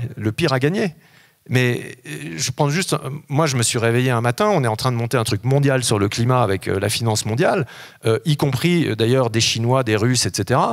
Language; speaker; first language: French; native; French